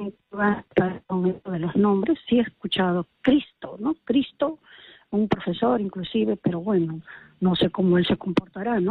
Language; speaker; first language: Spanish; native; Spanish